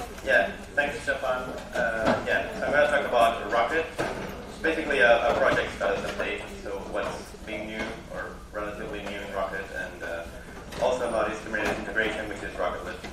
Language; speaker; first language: English; non-native, fluent; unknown